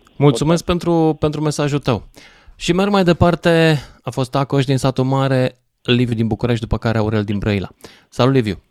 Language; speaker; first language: Romanian; native; Romanian